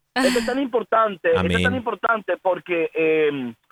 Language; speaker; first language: Spanish; early bilingual, heritage; Spanish